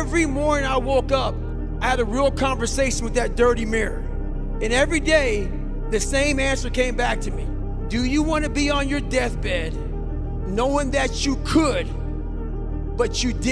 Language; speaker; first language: English; native; English